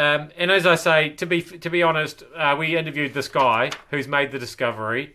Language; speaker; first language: English; native; English